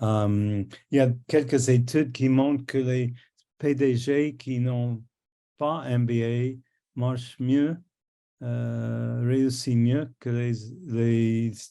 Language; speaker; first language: French; non-native, local second language; English